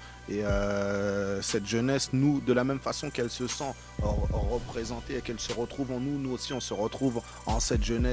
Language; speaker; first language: French; native; French